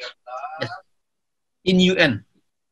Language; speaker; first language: English; non-native, learner; Indonesian